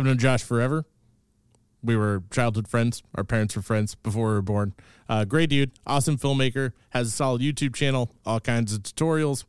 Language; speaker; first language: English; native; English